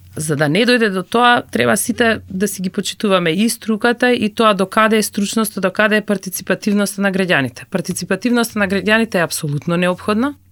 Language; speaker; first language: Macedonian; native; Macedonian